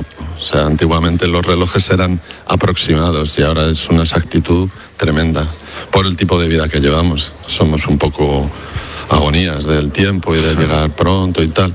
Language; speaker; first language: Spanish; native; Spanish